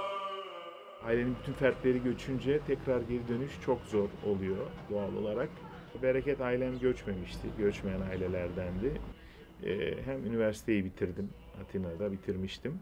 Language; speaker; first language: Turkish; non-native, local second language; Greek